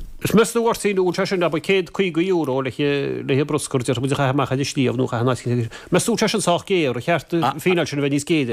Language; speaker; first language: Irish; native; Irish